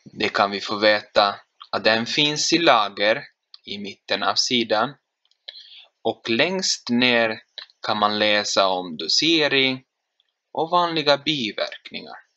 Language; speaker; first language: Swedish; non-native, fluent; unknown